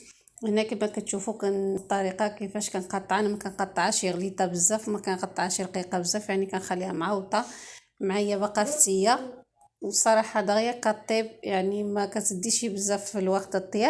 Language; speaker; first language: Arabic; native; Arabic